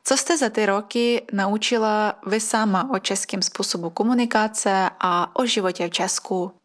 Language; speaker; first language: Czech; native; Czech